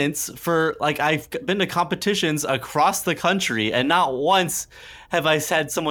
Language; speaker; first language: English; native; English